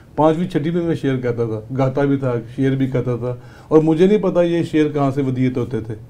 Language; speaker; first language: Urdu; non-native, local second language; Punjabi